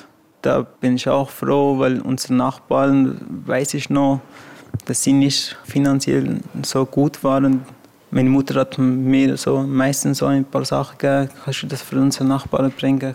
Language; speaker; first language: German; non-native, learner; Hazaragi